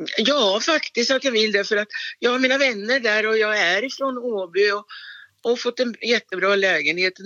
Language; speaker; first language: Swedish; native; Swedish